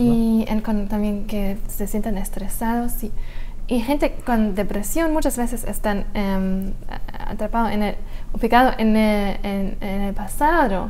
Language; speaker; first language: Spanish; non-native, fluent; German